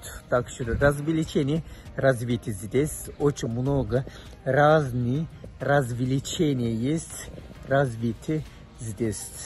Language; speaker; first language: Russian; non-native, fluent; Turkish